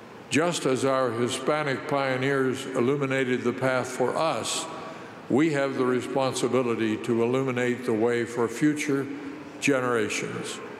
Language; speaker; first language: English; native; English